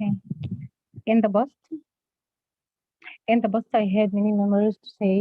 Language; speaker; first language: English; non-native, learner; Arabic